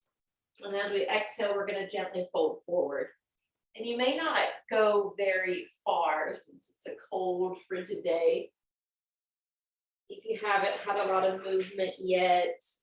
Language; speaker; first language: English; native; English